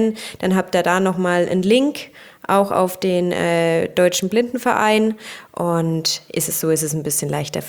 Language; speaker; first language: German; native; German